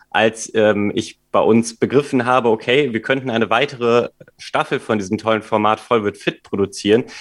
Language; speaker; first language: German; native; German